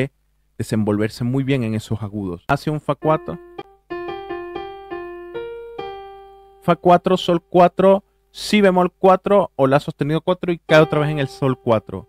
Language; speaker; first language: Spanish; native; Spanish